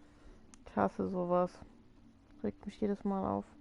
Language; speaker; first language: German; native; German